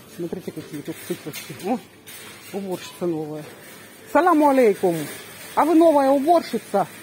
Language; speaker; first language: Russian; non-native, local second language; Tajik